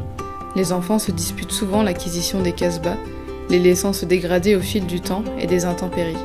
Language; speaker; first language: French; native; French